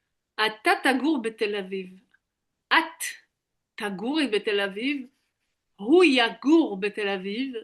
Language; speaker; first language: French; native; French